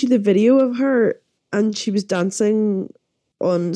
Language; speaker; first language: English; native; English